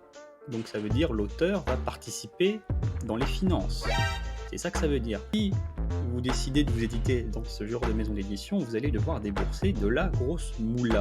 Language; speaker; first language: French; native; French